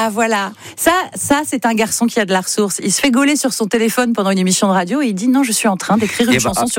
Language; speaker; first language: French; native; French